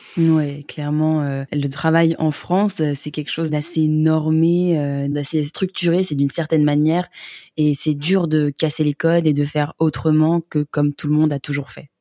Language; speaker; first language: French; native; French